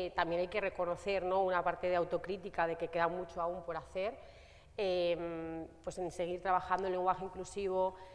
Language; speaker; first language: Spanish; native; Spanish